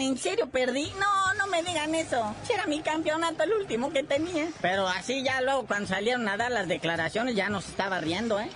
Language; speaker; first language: Spanish; native; Spanish